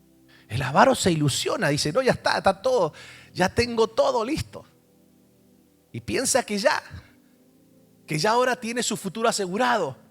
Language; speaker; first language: Spanish; native; Spanish